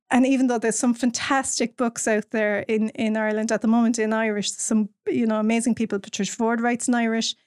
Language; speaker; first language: English; native; English